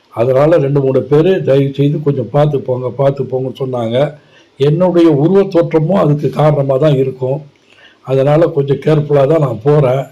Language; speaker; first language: Tamil; native; Tamil